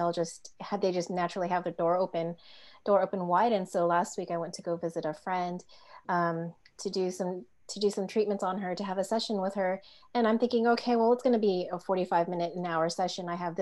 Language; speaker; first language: English; native; English